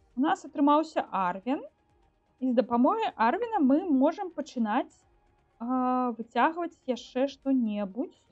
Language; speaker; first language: Belarusian; non-native, local second language; Russian